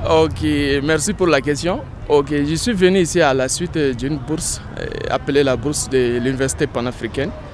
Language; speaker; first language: French; non-native, local second language; Bambara